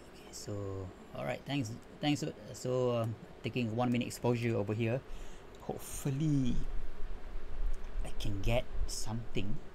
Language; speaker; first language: English; non-native, local second language; Malay